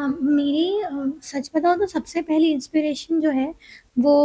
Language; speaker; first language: Hindi; native; Hindi